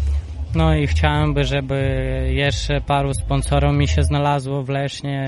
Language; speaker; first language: Polish; non-native, fluent; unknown